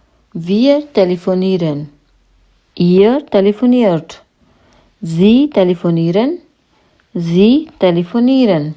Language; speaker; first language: German; non-native, fluent; Hindi